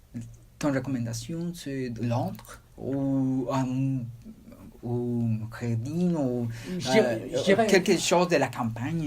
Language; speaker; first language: French; non-native, learner; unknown